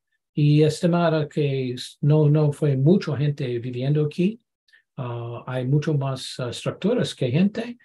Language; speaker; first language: Spanish; non-native, learner; English